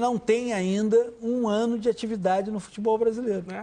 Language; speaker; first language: Portuguese; native; Portuguese